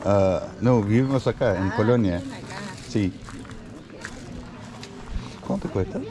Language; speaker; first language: Spanish; non-native, learner; Turkish